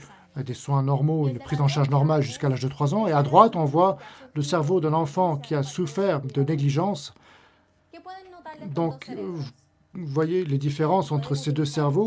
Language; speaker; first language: French; native; French